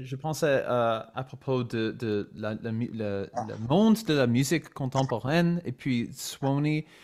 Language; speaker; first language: French; non-native, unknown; English